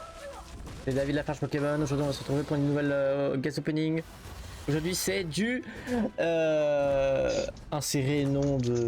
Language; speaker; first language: French; native; French